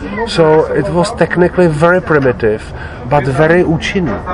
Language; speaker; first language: English; non-native, fluent; Czech